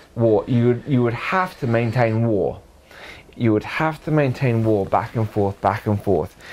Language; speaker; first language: English; native; English